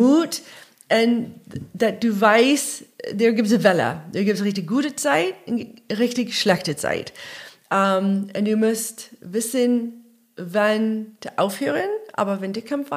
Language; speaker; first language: German; non-native, learner; English